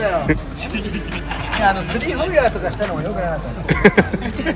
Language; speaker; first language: Japanese; native; Japanese